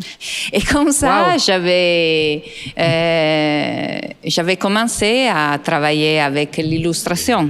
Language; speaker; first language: French; non-native, fluent; Italian